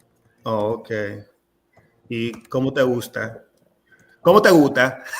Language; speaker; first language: Spanish; non-native, fluent; English